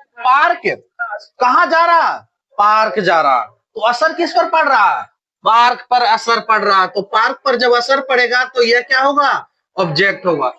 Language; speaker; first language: Hindi; native; Hindi